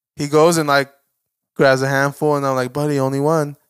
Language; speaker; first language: English; native; English